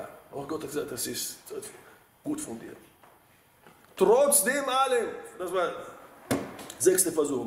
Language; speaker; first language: German; non-native, fluent; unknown